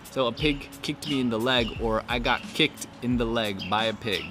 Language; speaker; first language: English; native; English